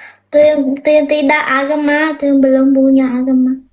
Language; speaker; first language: Indonesian; non-native, learner; Vietnamese